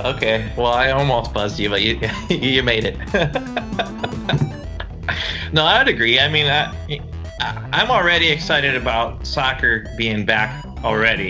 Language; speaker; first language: English; native; English